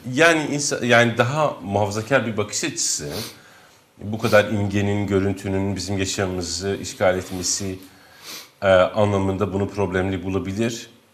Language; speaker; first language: Turkish; non-native, local second language; Kurdish